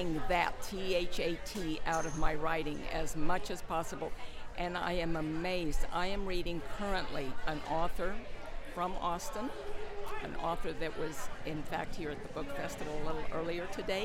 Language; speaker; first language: English; non-native, fluent; Spanish